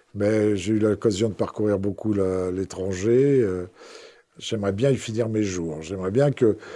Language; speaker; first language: French; native; French